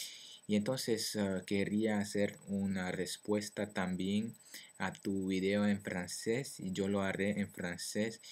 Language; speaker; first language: Spanish; non-native, learner; French